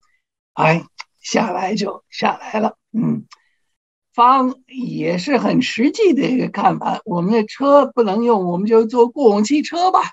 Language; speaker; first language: Chinese; non-native, fluent; English